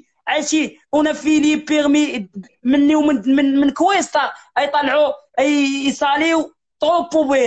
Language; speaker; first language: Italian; non-native, learner; Arabic